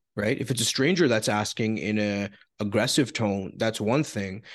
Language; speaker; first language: English; native; English